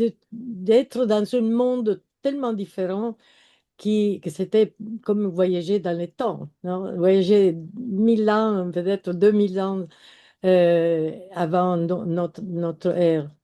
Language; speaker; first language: French; non-native, fluent; Italian